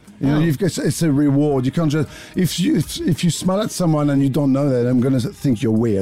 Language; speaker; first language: English; non-native, fluent; French